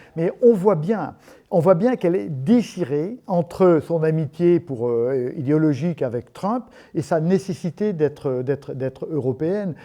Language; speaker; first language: French; native; French